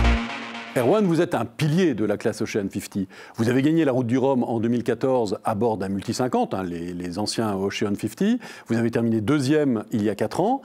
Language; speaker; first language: French; native; French